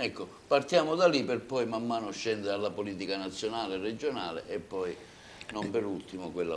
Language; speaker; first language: Italian; native; Italian